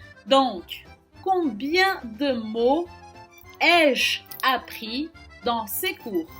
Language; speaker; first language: French; non-native, fluent; Portuguese